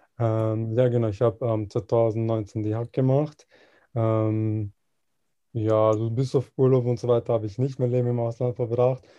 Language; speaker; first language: German; early bilingual, other home language; Serbian